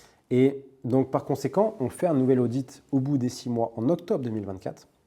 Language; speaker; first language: French; native; French